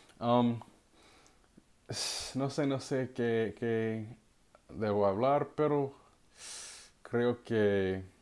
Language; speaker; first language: Spanish; non-native, learner; English